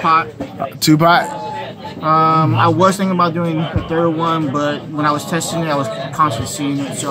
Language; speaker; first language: English; native; English